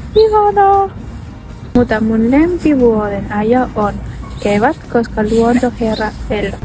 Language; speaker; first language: Finnish; non-native, learner; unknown